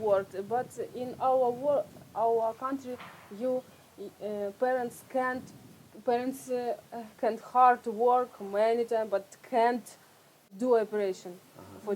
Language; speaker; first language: English; non-native, learner; Russian